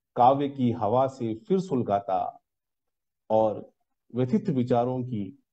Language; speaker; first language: Hindi; non-native, local second language; Rajasthani